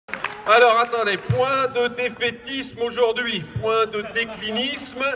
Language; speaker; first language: French; native; French